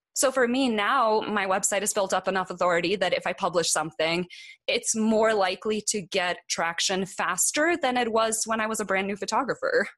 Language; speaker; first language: English; non-native, fluent; Norwegian